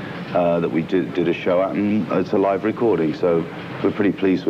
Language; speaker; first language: English; native; English